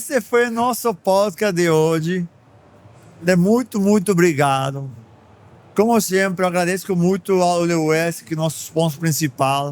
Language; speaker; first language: Portuguese; non-native, fluent; Spanish